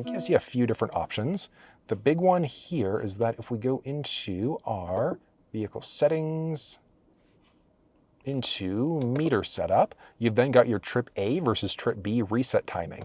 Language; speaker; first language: English; native; English